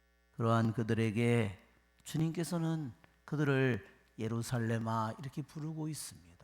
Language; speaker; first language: Korean; native; Korean